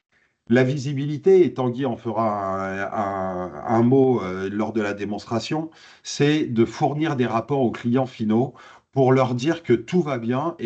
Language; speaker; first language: French; native; French